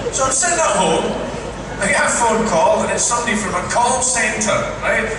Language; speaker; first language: English; native; English